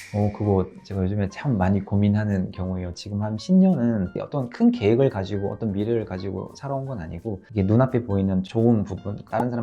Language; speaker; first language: Korean; native; Korean